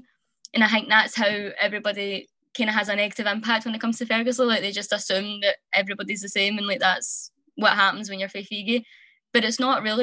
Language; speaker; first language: English; native; English